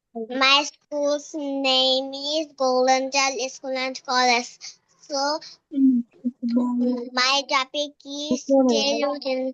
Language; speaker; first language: English; non-native, learner; Bangla